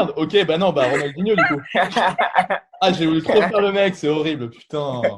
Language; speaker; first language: French; native; French